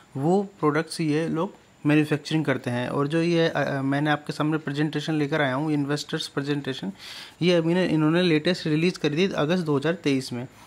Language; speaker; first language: Hindi; native; Hindi